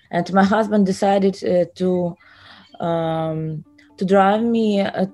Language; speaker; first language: English; non-native, learner; Ukrainian